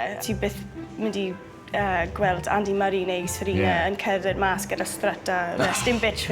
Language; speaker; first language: Welsh; non-native, local second language; English